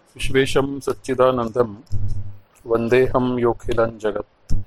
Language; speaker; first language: Hindi; non-native, local second language; Marathi